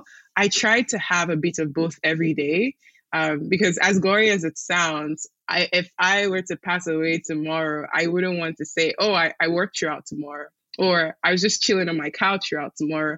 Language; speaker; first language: English; non-native, local second language; Igbo